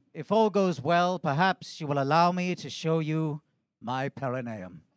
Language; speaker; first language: English; native; English